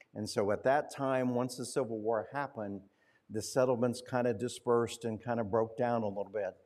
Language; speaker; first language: English; native; English